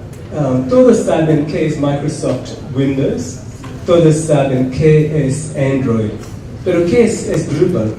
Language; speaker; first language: Spanish; non-native, fluent; English